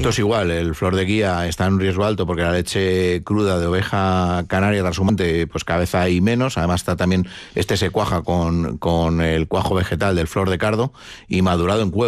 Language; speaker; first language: Spanish; native; Spanish